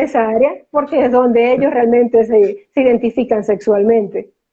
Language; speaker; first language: Spanish; native; Spanish